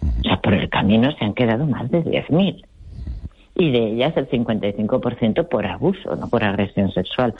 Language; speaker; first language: Spanish; native; Spanish